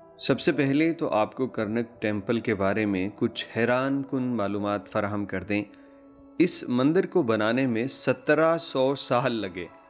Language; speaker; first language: Urdu; non-native, local second language; Punjabi